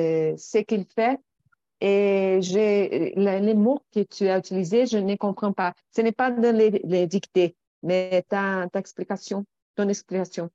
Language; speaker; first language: French; non-native, learner; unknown